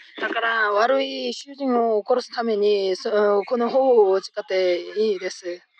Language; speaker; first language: Japanese; non-native, fluent; Korean